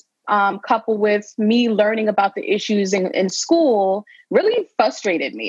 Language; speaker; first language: English; native; English